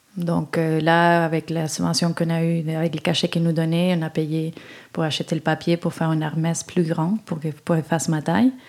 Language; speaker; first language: French; non-native, fluent; Spanish